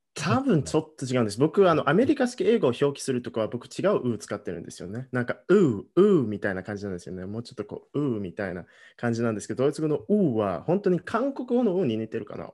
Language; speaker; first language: Japanese; non-native, fluent; German